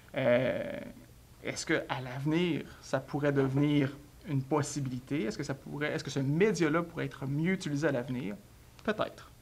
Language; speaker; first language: French; native; French